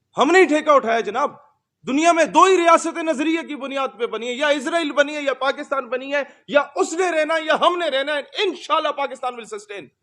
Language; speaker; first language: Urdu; non-native, local second language; Punjabi